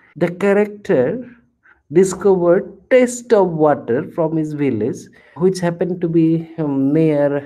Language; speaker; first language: English; non-native, local second language; Assamese